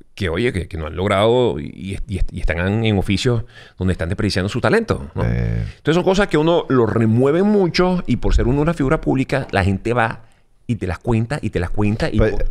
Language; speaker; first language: Spanish; native; Spanish